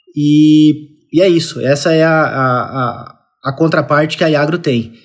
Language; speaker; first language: Portuguese; native; Portuguese